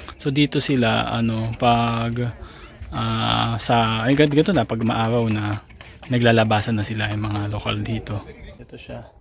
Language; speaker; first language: Filipino; native; Filipino